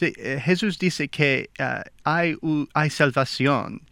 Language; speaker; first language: Spanish; non-native, learner; English